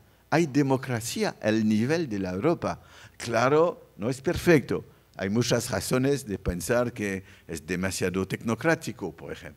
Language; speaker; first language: Spanish; non-native, fluent; French